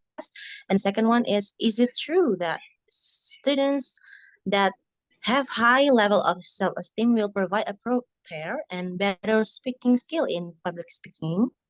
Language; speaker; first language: English; non-native, learner; Indonesian